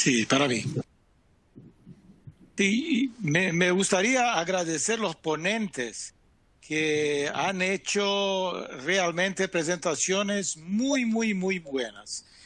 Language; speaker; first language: Spanish; non-native, fluent; Portuguese